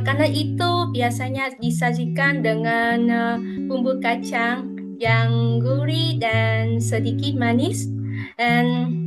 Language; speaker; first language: Indonesian; non-native, fluent; Vietnamese